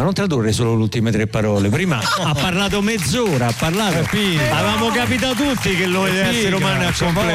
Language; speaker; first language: Italian; native; Italian